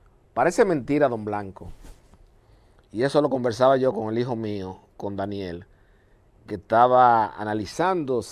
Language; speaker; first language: Spanish; native; Spanish